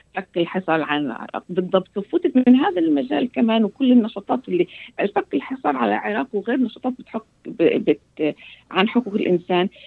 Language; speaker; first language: Arabic; early bilingual, heritage; Arabic